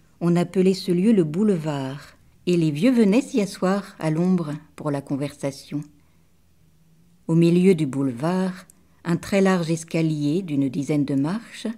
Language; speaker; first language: French; native; French